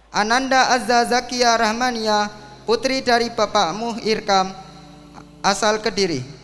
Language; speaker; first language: Indonesian; native; Indonesian